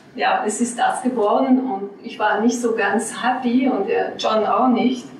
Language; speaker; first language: German; non-native, fluent; French